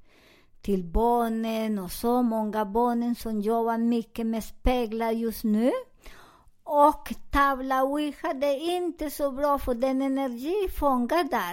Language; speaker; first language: Swedish; non-native, learner; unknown